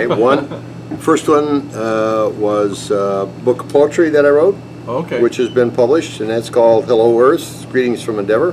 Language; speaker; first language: English; native; English